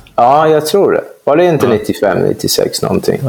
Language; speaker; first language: Swedish; non-native, fluent; English